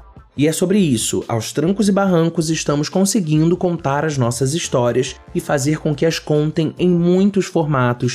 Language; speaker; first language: Portuguese; native; Portuguese